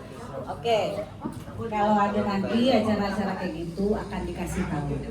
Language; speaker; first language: Indonesian; non-native, fluent; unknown